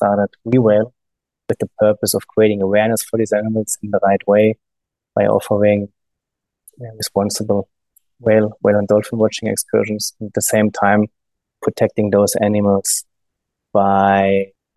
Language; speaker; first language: English; non-native, fluent; German